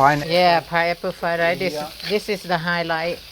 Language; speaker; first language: English; non-native, learner; Thai